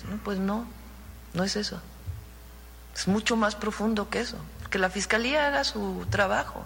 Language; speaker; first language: Spanish; native; Spanish